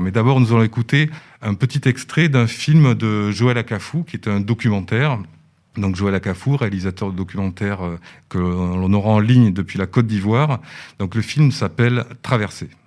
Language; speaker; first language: French; native; French